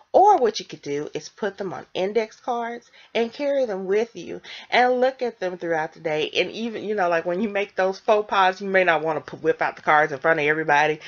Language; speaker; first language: English; native; English